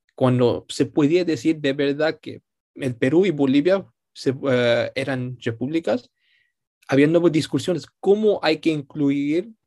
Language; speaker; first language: Spanish; early bilingual, heritage; Spanish